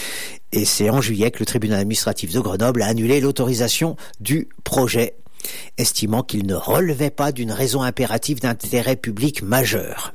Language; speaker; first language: French; native; French